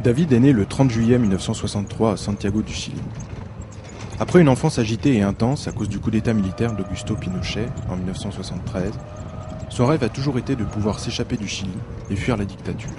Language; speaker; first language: French; native; French